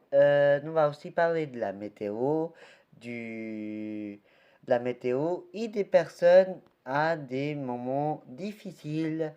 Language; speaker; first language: French; non-native, learner; Portuguese